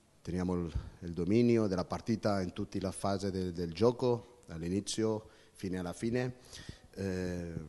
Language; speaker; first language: Italian; non-native, fluent; Spanish